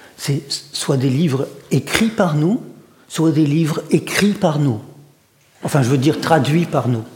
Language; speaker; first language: French; early bilingual, other home language; Russian